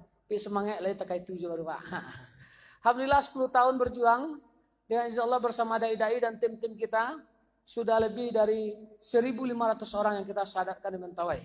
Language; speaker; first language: Indonesian; non-native, local second language; Minangkabau